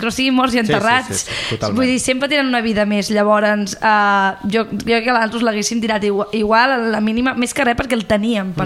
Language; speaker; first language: Catalan; native; Catalan